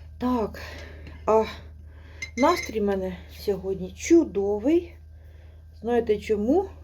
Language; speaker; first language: Ukrainian; non-native, local second language; Russian